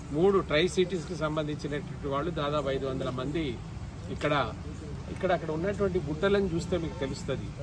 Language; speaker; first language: Telugu; non-native, local second language; Lambadi